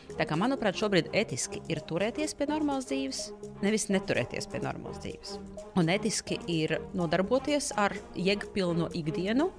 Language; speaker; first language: Latvian; non-native, local second language; Russian